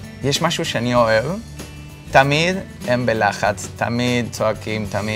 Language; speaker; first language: Hebrew; non-native, fluent; Spanish